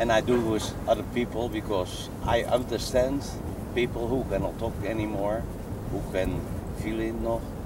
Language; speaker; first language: English; non-native, learner; Dutch